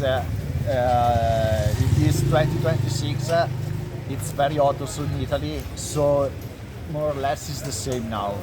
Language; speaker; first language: English; non-native, learner; Italian